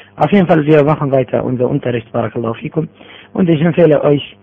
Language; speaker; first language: German; non-native, fluent; Arabic